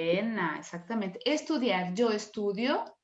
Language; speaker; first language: Spanish; non-native, fluent; Portuguese